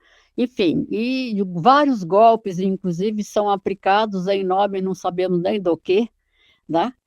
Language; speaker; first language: Portuguese; native; Portuguese